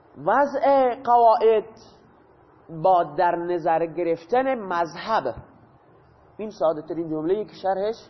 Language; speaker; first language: Persian; native; Persian